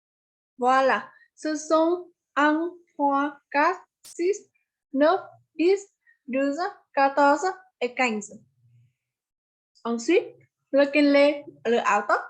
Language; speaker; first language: French; non-native, learner; Vietnamese